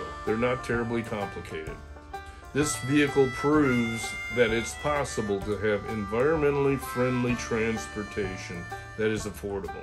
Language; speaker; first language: English; native; English